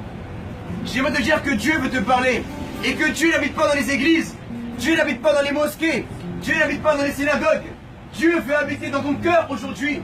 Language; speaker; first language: French; native; French